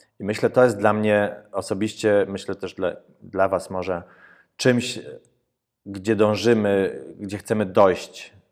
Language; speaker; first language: Polish; early bilingual, heritage; Polish